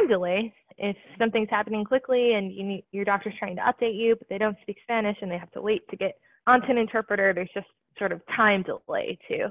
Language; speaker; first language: English; native; English